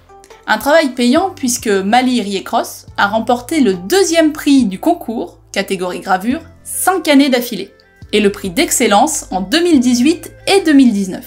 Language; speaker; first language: French; native; French